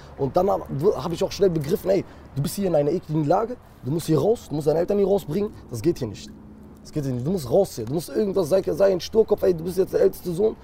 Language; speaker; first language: German; early bilingual, other home language; Kurdish